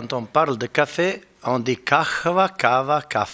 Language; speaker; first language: French; non-native, learner; Bosnian